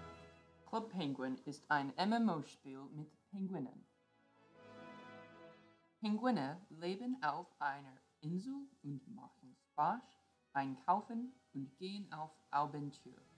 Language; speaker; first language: German; non-native, learner; English